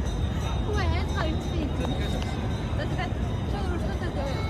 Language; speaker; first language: Mongolian; native; Mongolian